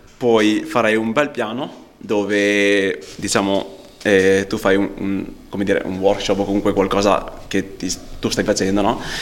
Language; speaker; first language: Italian; early bilingual, other home language; Punjabi